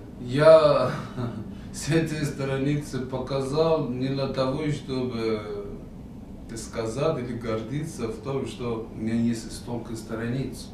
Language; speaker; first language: Russian; non-native, fluent; Persian